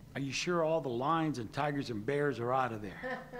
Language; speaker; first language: English; native; English